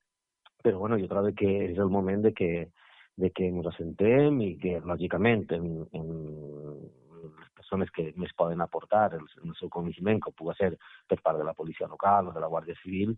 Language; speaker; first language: Catalan; native; Catalan